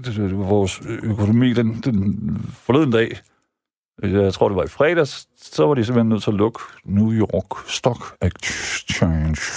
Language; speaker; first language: Danish; native; Danish